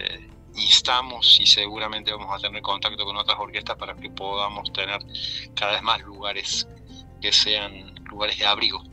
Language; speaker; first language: Spanish; native; Spanish